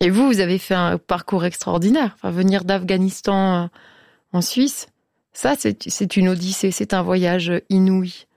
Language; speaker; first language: French; native; French